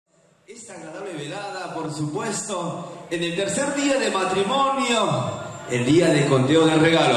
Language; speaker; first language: Spanish; native; Spanish